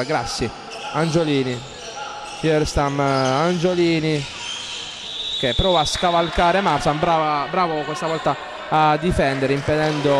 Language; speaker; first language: Italian; native; Italian